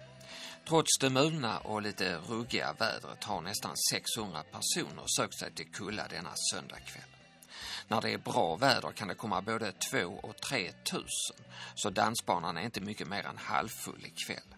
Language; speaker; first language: Swedish; native; Swedish